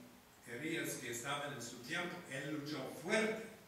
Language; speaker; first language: Spanish; non-native, fluent; English